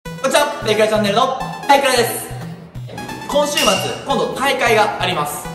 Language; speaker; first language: Japanese; native; Japanese